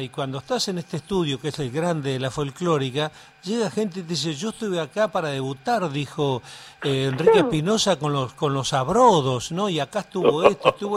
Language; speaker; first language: Spanish; native; Spanish